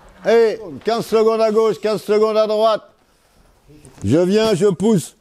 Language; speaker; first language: French; native; French